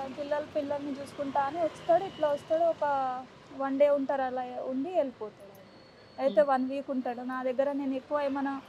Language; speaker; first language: Telugu; native; Telugu